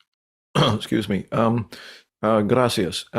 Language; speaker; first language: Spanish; non-native, learner; English